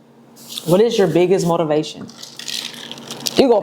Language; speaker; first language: English; native; English